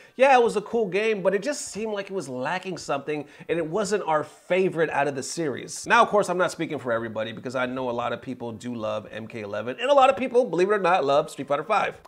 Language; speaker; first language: English; native; English